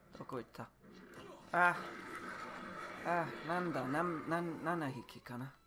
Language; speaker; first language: Japanese; non-native, learner; English